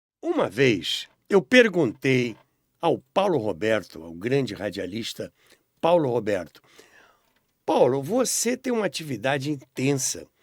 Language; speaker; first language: Portuguese; native; Portuguese